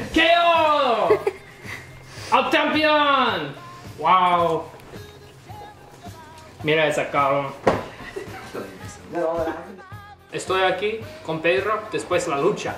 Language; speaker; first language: Spanish; non-native, learner; English